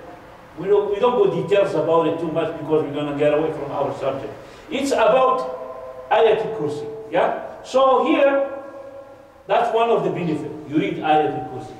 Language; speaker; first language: English; non-native, fluent; Arabic